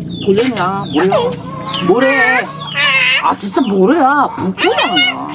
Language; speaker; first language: Korean; non-native, learner; Cebuano